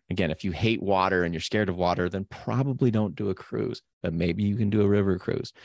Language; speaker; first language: English; native; English